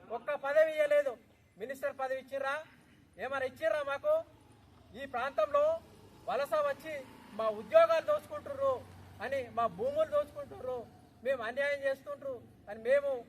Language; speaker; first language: Telugu; non-native, local second language; Gondi